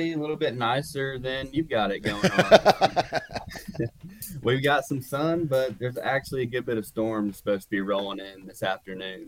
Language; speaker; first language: English; native; English